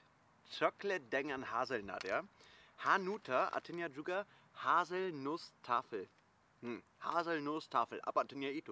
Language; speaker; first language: Indonesian; non-native, fluent; German